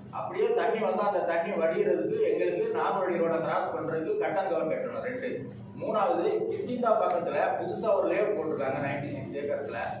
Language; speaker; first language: Tamil; native; Tamil